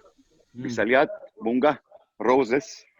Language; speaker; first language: Indonesian; non-native, learner; Hebrew